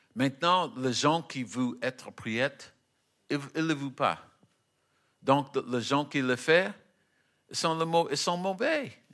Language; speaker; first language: French; non-native, learner; English